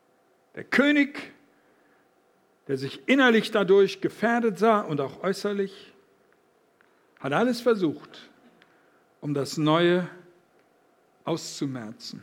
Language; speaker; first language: German; native; German